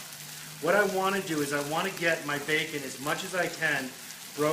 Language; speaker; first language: English; native; English